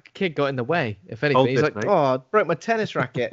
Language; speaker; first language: English; native; English